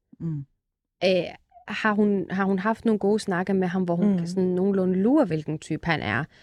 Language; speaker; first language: Danish; early bilingual, other home language; Arabic